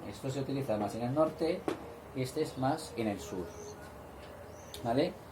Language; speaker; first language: Spanish; non-native, fluent; Arabic